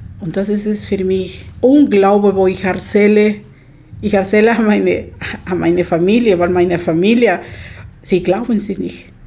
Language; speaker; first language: German; non-native, learner; Spanish